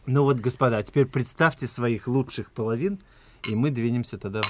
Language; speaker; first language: Russian; native; Russian